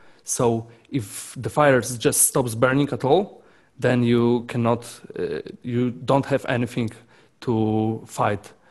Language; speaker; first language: English; non-native, fluent; Polish